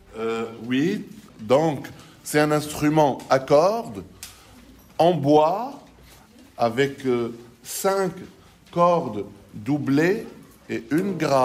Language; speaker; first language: French; non-native, local second language; Arabic